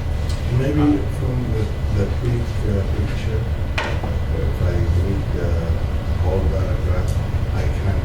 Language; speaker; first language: English; non-native, learner; Arabic